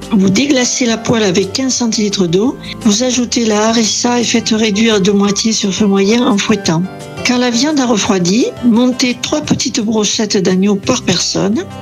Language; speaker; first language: French; native; French